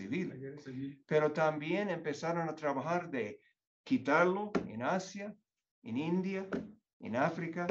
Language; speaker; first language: Spanish; non-native, fluent; English